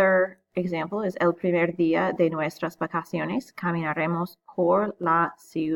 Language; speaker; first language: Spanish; non-native, fluent; English